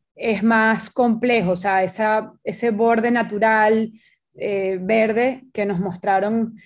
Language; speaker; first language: Spanish; native; Spanish